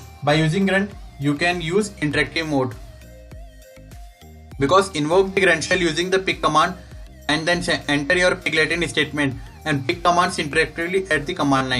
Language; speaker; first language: English; non-native, local second language; Hindi